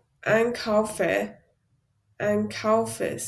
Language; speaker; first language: German; non-native, learner; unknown